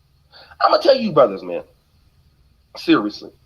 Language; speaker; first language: English; native; English